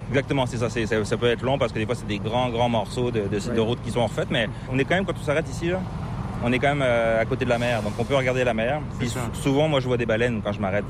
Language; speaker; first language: French; native; French